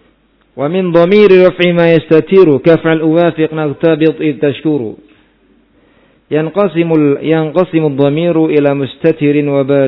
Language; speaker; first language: Arabic; non-native, fluent; Indonesian